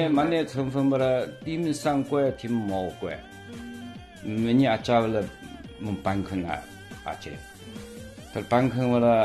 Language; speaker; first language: Mongolian; non-native, local second language; Chinese